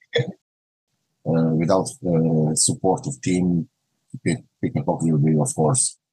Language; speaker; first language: English; non-native, learner; Croatian